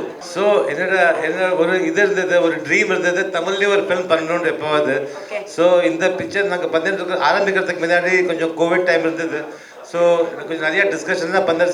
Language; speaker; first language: Tamil; early bilingual, heritage; Tamil